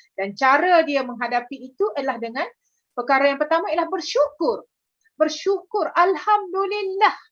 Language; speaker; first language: Malay; native; Malay